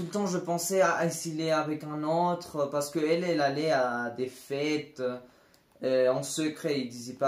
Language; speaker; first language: French; non-native, learner; Spanish